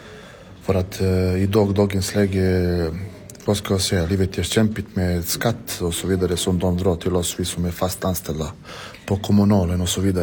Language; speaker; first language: Swedish; non-native, fluent; Romany